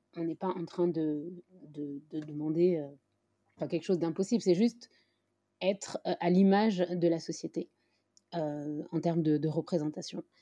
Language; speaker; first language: French; native; French